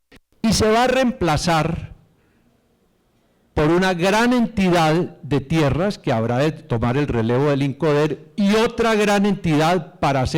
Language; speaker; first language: Spanish; native; Spanish